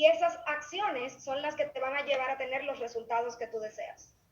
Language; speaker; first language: Spanish; native; Spanish